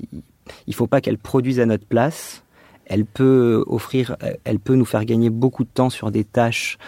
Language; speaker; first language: French; native; French